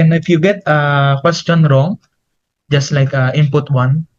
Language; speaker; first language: English; non-native, local second language; Filipino